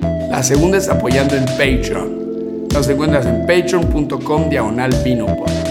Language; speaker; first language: Spanish; native; Spanish